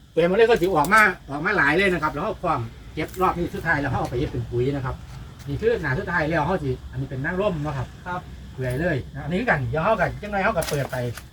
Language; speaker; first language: Thai; native; Thai